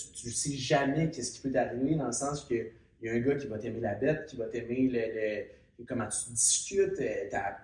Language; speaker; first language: French; native; French